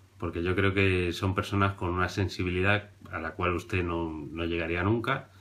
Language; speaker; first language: Spanish; native; Spanish